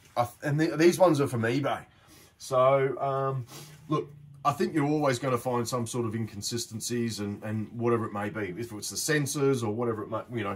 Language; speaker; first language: English; native; English